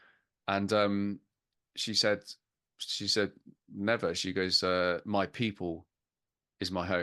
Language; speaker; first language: English; native; English